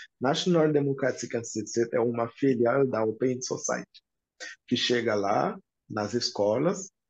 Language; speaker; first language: Portuguese; non-native, fluent; Haitian Creole